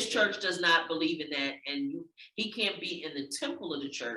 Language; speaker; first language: English; native; English